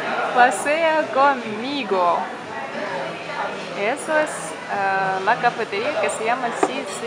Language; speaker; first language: Spanish; non-native, fluent; Russian